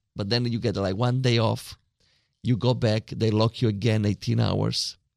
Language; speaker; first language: English; non-native, fluent; Italian